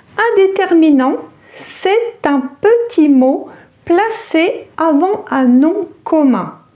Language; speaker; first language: French; native; French